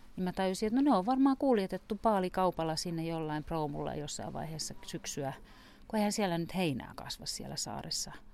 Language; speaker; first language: Finnish; native; Finnish